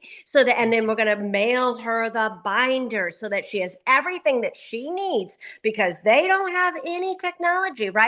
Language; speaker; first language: English; native; English